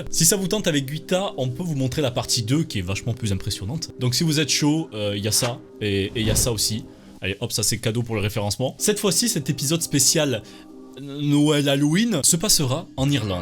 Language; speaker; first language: French; native; French